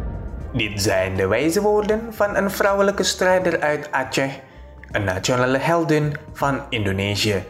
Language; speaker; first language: Dutch; non-native, fluent; Indonesian